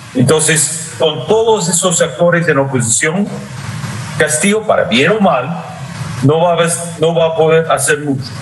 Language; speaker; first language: Spanish; non-native, fluent; English